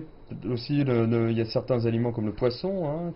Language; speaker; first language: French; native; French